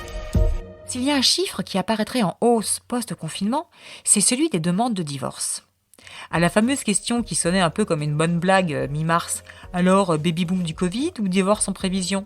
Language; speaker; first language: French; native; French